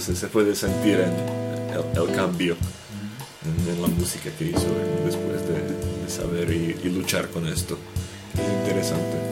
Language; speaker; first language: Spanish; non-native, fluent; Slovak